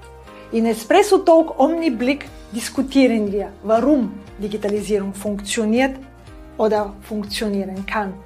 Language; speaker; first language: German; non-native, fluent; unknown